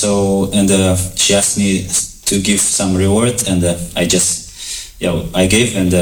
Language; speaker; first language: English; non-native, fluent; Kazakh